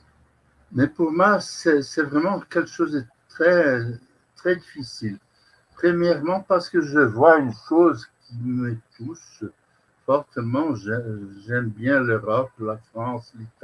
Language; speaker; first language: French; non-native, fluent; Portuguese